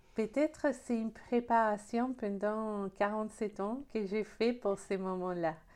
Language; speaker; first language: French; non-native, fluent; Spanish